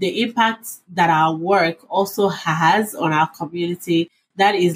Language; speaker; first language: English; non-native, local second language; Yoruba